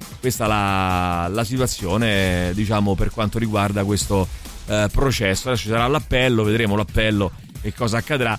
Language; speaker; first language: Italian; native; Italian